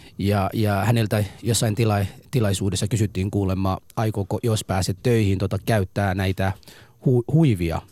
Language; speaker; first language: Finnish; non-native, fluent; Somali